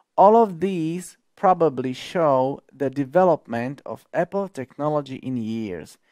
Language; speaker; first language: English; non-native, fluent; Slovak